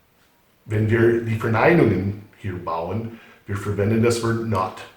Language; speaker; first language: German; non-native, fluent; English